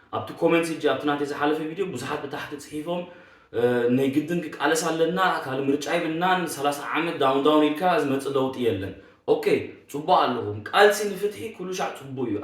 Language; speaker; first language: Tigrinya; early bilingual, heritage; Tigrinya